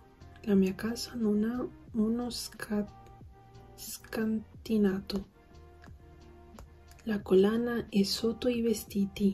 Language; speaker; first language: Italian; non-native, learner; Spanish